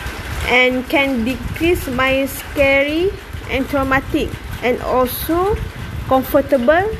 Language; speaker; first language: English; non-native, learner; Malay